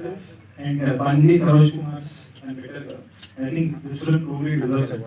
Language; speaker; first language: Telugu; non-native, fluent; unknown